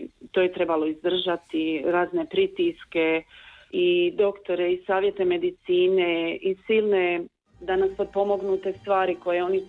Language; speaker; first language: Croatian; native; Croatian